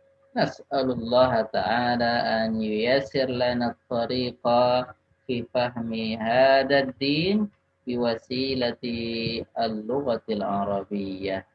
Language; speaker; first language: Arabic; non-native, fluent; Indonesian